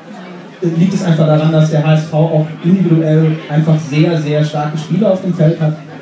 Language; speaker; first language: German; native; German